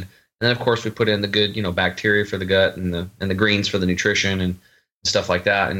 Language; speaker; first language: English; native; English